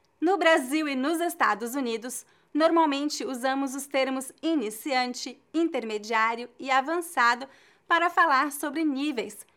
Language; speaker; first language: Portuguese; native; Portuguese